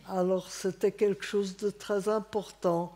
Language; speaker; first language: French; non-native, fluent; Hungarian